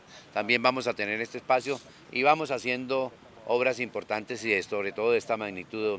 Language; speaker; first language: Spanish; native; Spanish